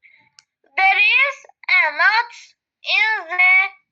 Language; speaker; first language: English; non-native, learner; Azerbaijani